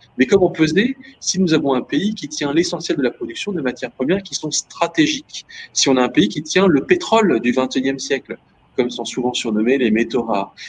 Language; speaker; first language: French; native; French